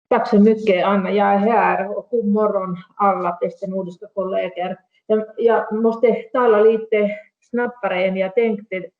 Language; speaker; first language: Swedish; non-native, local second language; Finnish